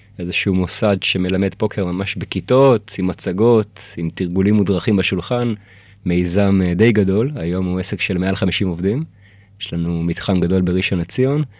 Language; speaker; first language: Hebrew; early bilingual, other home language; Russian